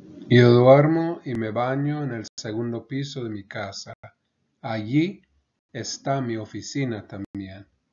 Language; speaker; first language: Spanish; non-native, fluent; English